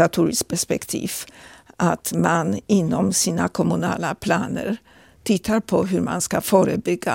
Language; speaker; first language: Swedish; non-native, fluent; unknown